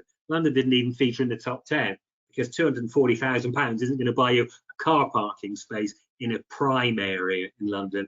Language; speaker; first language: English; native; English